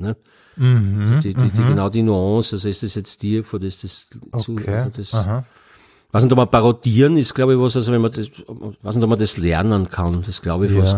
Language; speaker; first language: German; native; German